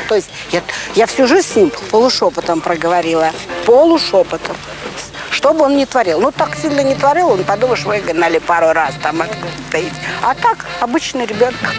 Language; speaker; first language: Russian; native; Russian